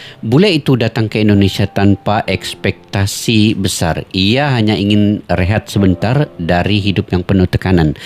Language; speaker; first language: Indonesian; native; Indonesian